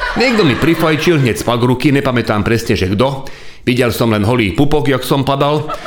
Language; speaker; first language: Slovak; non-native, local second language; Hungarian